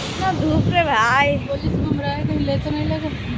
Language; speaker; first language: Hindi; non-native, local second language; Bangla